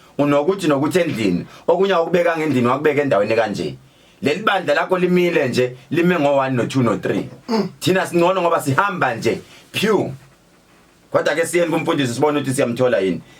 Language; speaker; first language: Zulu; native; Zulu